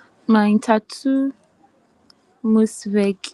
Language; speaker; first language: German; non-native, learner; Filipino